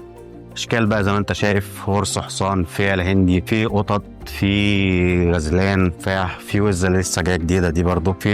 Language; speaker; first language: Arabic; native; Arabic